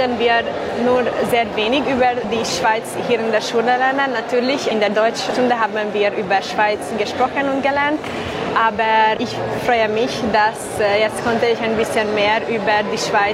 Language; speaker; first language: German; non-native, fluent; Hungarian